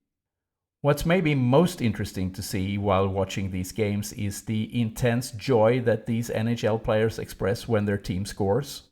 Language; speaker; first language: English; non-native, fluent; Swedish